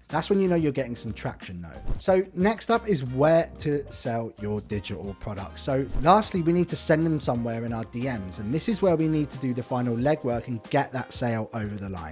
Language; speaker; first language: English; native; English